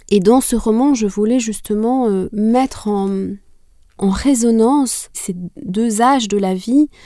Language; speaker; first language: French; non-native, local second language; Kinyarwanda